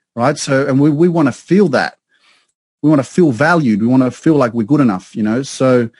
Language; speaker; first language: English; native; English